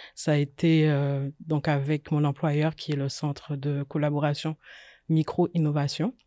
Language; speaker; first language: French; native; French